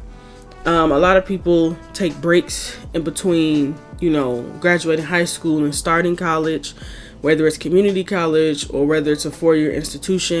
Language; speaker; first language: English; native; English